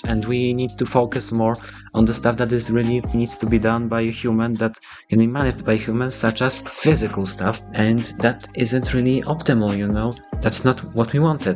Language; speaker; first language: English; non-native, fluent; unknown